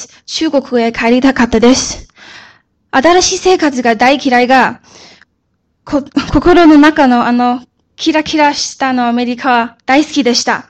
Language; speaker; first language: Japanese; early bilingual, other home language; Chinese